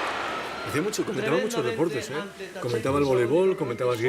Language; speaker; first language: Spanish; native; Spanish